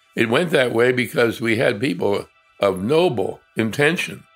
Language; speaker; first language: English; native; English